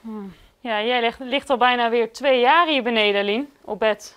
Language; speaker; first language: Dutch; native; Dutch